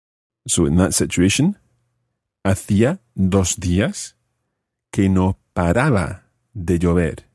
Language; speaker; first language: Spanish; non-native, fluent; English